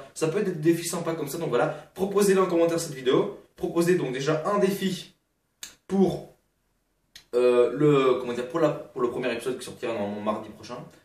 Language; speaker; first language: French; native; French